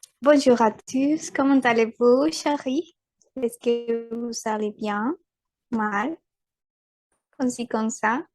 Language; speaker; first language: French; non-native, fluent; Spanish